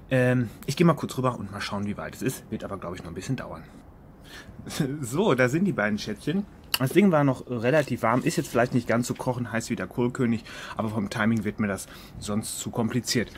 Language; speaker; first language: German; native; German